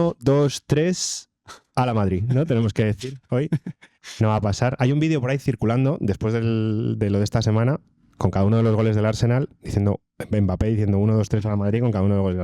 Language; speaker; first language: Spanish; native; Spanish